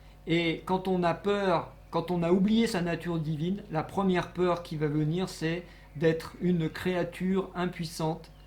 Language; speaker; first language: French; native; French